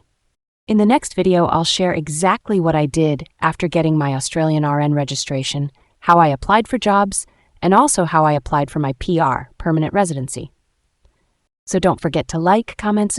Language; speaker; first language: English; non-native, local second language; Punjabi